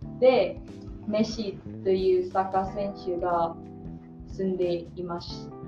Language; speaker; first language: Japanese; non-native, learner; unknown